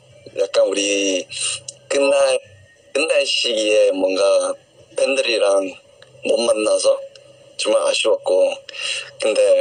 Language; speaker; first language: Korean; non-native, fluent; English